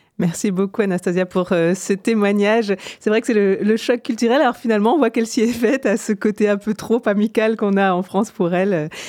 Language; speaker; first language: French; native; French